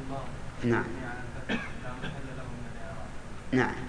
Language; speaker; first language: Arabic; native; Arabic